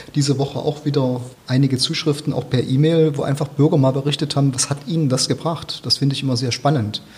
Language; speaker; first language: German; native; German